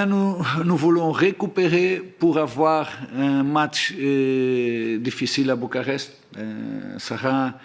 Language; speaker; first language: French; non-native, learner; Portuguese